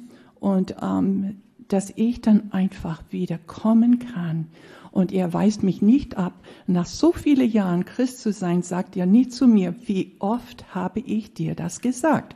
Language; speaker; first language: German; non-native, fluent; English